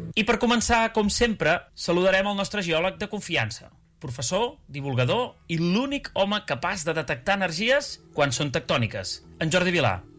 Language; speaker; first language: Catalan; native; Catalan